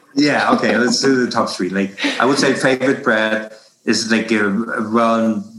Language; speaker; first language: English; non-native, fluent; German